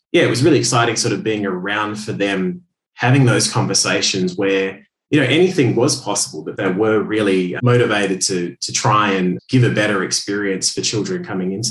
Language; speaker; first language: English; native; English